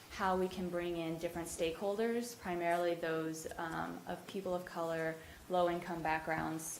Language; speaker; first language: English; native; English